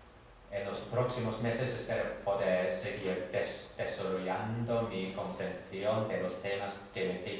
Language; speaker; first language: Spanish; non-native, fluent; English